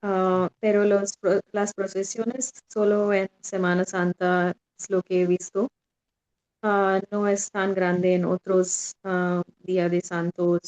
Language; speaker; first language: Spanish; non-native, fluent; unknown